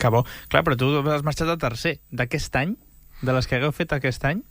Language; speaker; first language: Catalan; native; Catalan